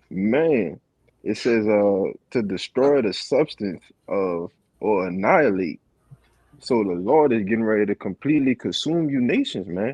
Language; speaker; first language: English; native; English